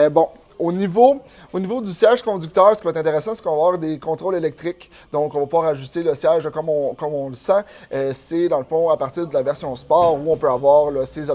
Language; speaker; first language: French; native; French